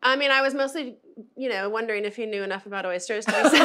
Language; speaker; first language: English; native; English